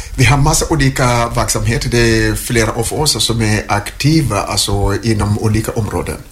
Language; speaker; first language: Swedish; non-native, fluent; Mandingo